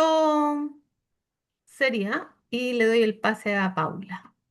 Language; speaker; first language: Spanish; native; Spanish